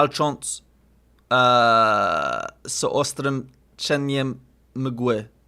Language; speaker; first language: Polish; non-native, learner; English